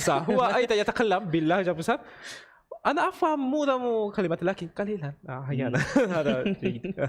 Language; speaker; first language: Arabic; non-native, learner; Korean